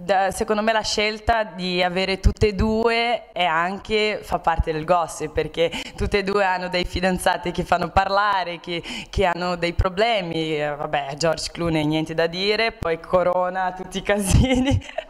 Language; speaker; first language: Italian; non-native, fluent; Portuguese